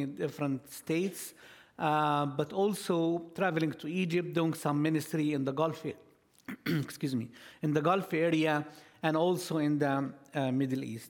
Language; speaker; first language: English; non-native, fluent; Arabic